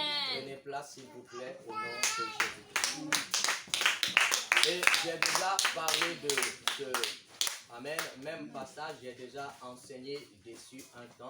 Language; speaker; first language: French; non-native, local second language; Lingala